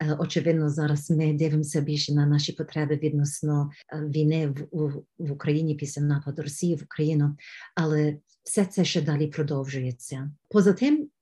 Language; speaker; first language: Ukrainian; early bilingual, heritage; Ukrainian